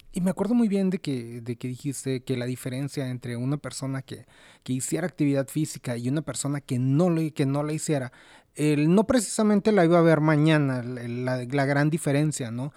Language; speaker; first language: Spanish; native; Spanish